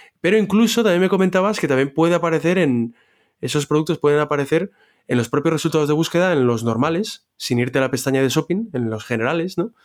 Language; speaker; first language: Spanish; native; Spanish